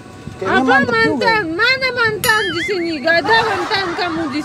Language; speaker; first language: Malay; non-native, learner; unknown